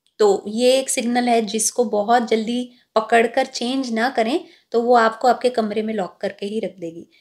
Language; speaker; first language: Hindi; native; Hindi